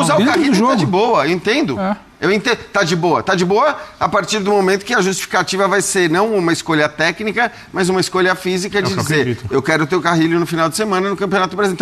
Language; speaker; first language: Portuguese; native; Portuguese